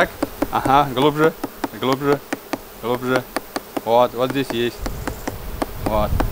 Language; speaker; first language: Russian; non-native, local second language; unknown